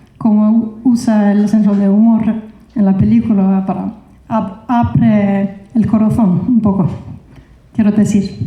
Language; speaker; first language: Spanish; non-native, fluent; Icelandic